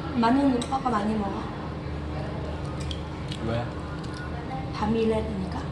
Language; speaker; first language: Korean; non-native, learner; Vietnamese